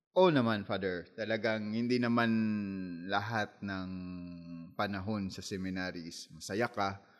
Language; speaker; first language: Filipino; non-native, local second language; Masbatenyo